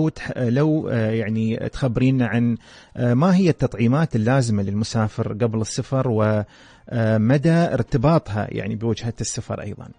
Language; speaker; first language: Arabic; native; Arabic